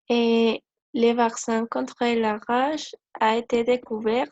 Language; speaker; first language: French; non-native, learner; Spanish